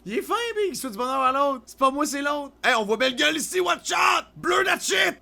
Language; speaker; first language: French; native; French